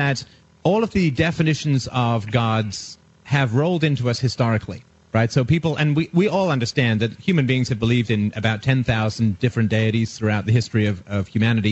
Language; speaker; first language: English; native; English